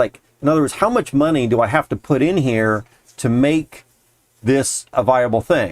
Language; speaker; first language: English; native; English